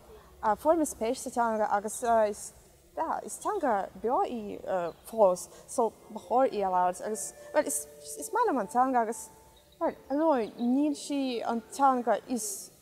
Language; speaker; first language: Irish; non-native, fluent; Russian